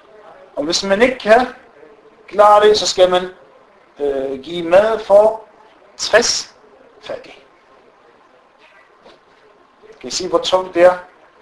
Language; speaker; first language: Danish; non-native, fluent; Arabic